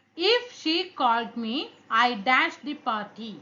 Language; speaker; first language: English; non-native, local second language; Malayalam